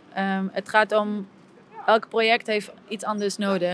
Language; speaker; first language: Dutch; non-native, fluent; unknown